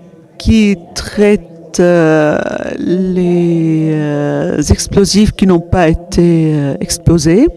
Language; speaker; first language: French; non-native, fluent; Arabic